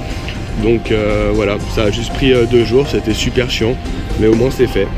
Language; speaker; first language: French; native; French